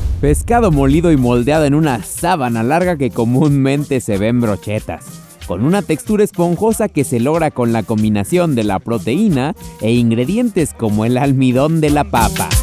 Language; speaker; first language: Spanish; native; Spanish